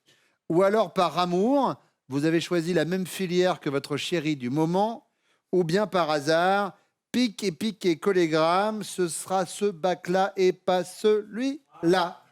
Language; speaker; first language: French; native; French